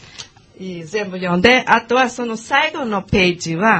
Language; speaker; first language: Japanese; non-native, learner; English